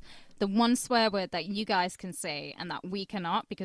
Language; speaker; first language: English; native; English